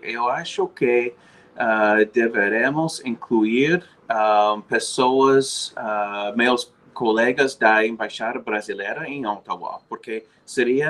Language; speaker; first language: Portuguese; non-native, fluent; English